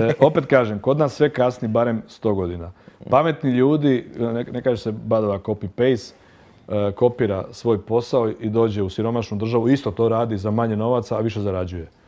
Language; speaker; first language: Croatian; native; Croatian